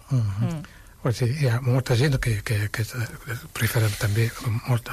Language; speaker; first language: Catalan; non-native, fluent; Wolof